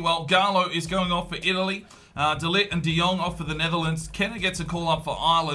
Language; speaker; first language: English; native; English